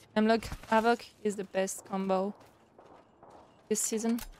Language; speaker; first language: English; non-native, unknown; French